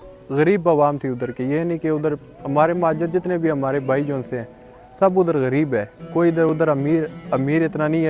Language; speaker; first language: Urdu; early bilingual, other home language; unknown